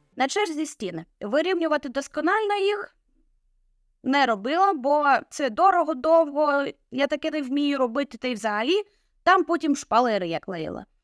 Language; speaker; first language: Ukrainian; non-native, local second language; Russian